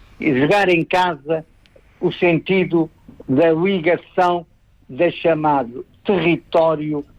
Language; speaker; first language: Portuguese; native; Portuguese